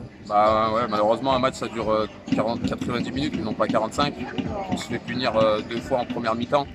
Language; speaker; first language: French; native; French